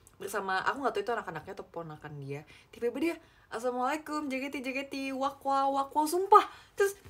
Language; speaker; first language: Indonesian; native; Indonesian